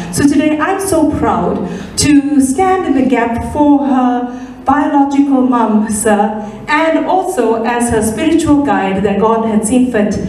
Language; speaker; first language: English; native; English